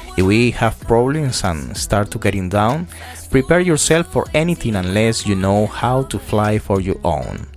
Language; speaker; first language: English; non-native, learner; Spanish